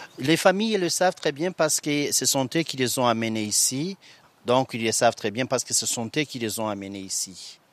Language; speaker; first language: French; non-native, local second language; Kinyarwanda